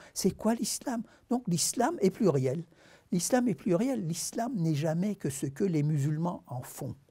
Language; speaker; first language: French; non-native, fluent; Turkish